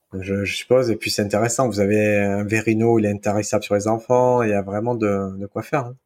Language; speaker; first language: French; native; French